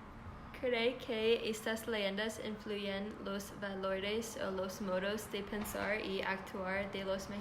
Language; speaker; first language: Spanish; non-native, learner; English